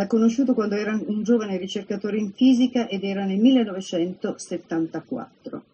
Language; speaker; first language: Italian; native; Italian